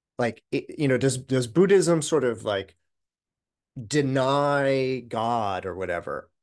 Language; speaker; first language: English; native; English